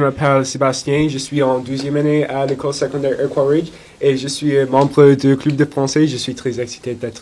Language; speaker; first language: French; non-native, local second language; English